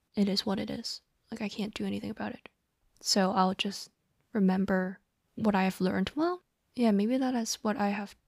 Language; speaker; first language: English; non-native, local second language; Cantonese